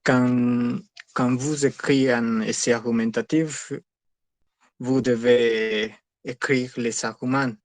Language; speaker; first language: French; non-native, learner; Spanish